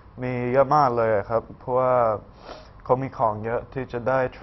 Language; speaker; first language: Thai; early bilingual, heritage; Thai